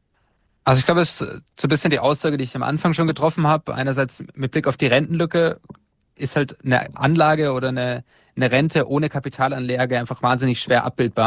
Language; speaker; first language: German; native; German